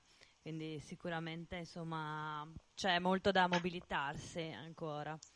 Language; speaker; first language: Italian; native; Italian